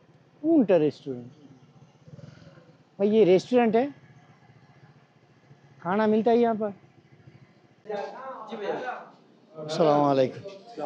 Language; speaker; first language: Hindi; non-native, fluent; Bangla